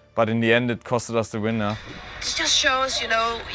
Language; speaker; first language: English; non-native, fluent; German